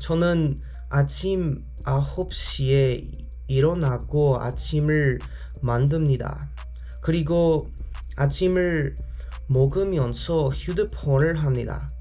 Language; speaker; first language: Korean; non-native, learner; English